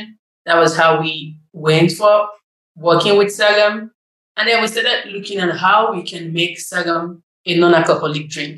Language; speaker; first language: English; non-native, local second language; Igbo